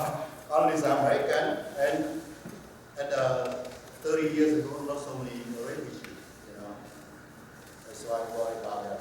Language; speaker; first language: English; non-native, learner; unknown